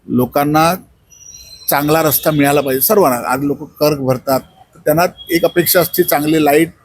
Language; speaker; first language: Marathi; native; Marathi